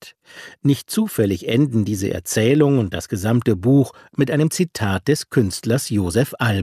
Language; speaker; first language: German; native; German